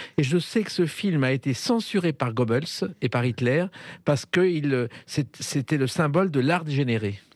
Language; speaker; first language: French; native; French